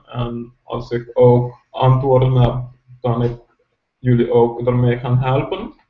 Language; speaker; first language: Dutch; non-native, local second language; Papiamento